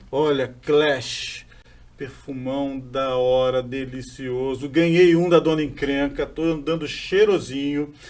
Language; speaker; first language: Portuguese; native; Portuguese